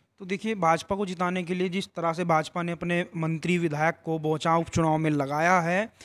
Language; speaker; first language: Hindi; native; Hindi